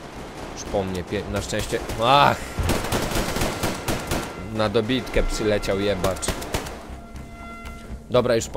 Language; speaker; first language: Polish; native; Polish